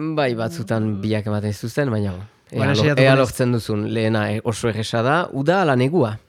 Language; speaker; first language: Basque; native; Basque